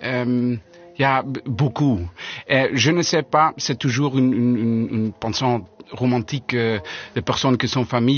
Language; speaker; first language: French; non-native, learner; Dutch